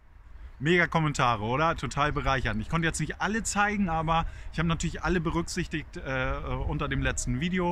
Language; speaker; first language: German; native; German